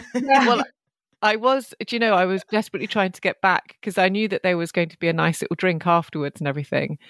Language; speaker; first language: English; native; English